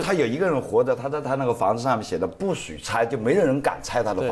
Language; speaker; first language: Chinese; native; Chinese